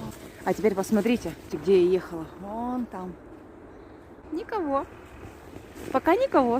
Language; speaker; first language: Russian; native; Russian